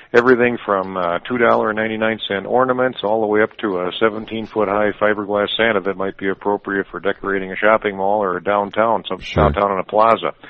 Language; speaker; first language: English; early bilingual, other home language; German